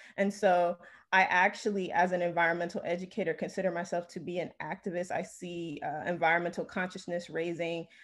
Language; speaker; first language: English; native; English